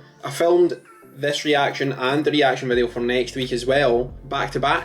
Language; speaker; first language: English; native; English